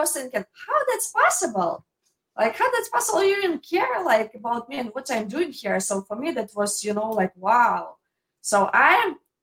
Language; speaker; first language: English; non-native, fluent; Ukrainian